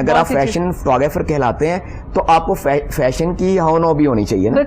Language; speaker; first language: Urdu; native; Urdu